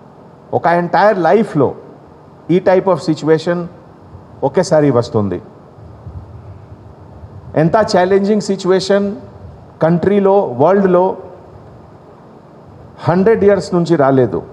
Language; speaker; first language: Telugu; non-native, fluent; Hindi